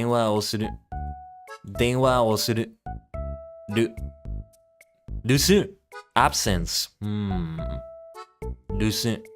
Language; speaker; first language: Japanese; non-native, learner; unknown